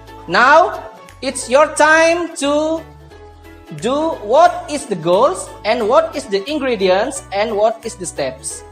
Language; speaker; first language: English; non-native, learner; Indonesian